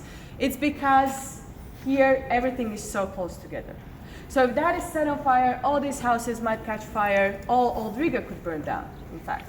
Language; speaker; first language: English; non-native, fluent; Latvian